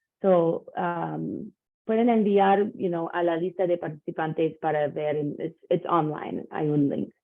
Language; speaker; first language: Spanish; non-native, learner; English